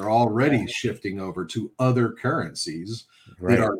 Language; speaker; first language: English; native; English